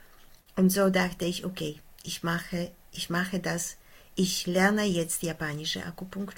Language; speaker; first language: German; non-native, fluent; Polish